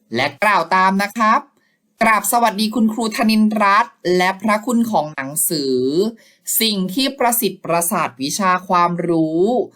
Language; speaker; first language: Thai; native; Thai